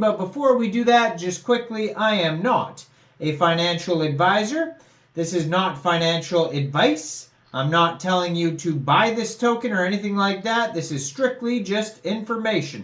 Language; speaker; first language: English; native; English